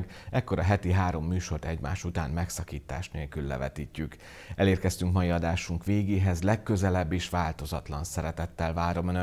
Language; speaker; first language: Hungarian; native; Hungarian